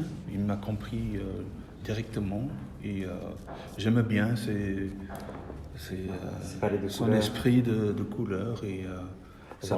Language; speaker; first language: French; non-native, local second language; Dutch